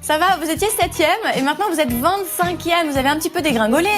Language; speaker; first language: French; native; French